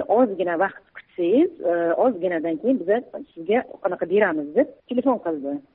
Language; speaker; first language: Uzbek; early bilingual, heritage; Uzbek